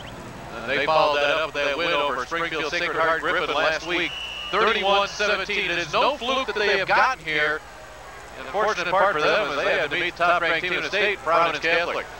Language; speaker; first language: English; native; English